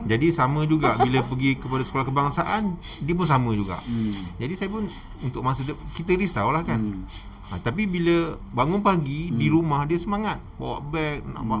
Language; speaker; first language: Malay; native; Malay